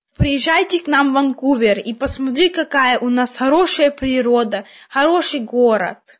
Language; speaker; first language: Russian; early bilingual, heritage; Russian